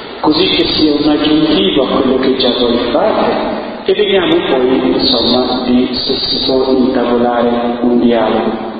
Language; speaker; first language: Italian; non-native, fluent; Upper Guinea Crioulo